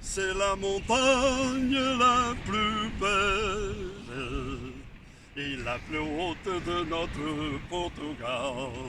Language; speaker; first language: French; non-native, learner; Portuguese